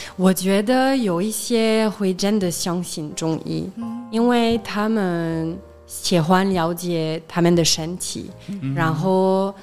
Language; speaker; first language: Chinese; non-native, fluent; French